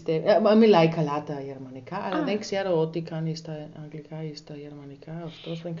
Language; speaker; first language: Greek; non-native, learner; German